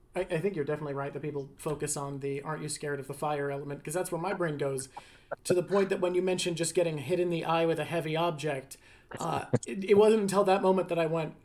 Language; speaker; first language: English; native; English